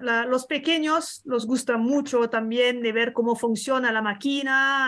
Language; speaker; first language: Spanish; non-native, learner; French